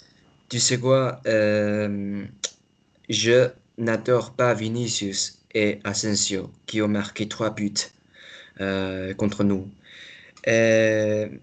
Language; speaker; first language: French; non-native, fluent; Chinese